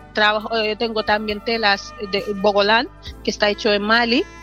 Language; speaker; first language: Spanish; non-native, fluent; Wolof